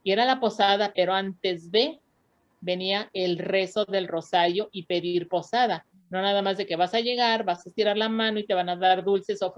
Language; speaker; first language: Spanish; native; Spanish